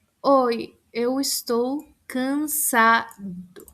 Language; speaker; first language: Portuguese; non-native, fluent; Spanish